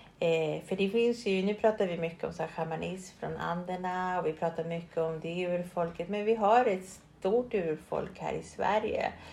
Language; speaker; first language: Swedish; early bilingual, other home language; Spanish